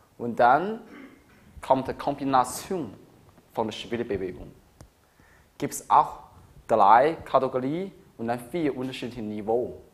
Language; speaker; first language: German; non-native, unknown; Chinese